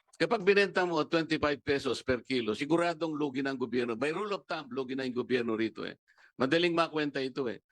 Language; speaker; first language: Filipino; non-native, local second language; Pampanga